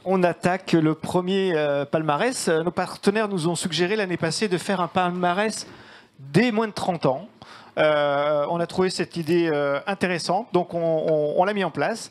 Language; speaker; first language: French; native; French